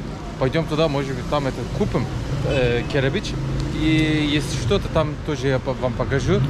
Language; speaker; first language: Russian; non-native, learner; Turkish